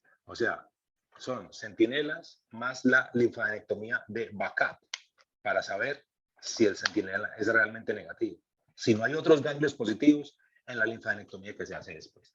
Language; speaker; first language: Spanish; native; Spanish